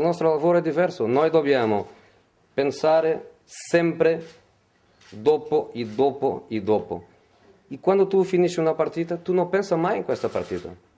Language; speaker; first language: Italian; non-native, fluent; Portuguese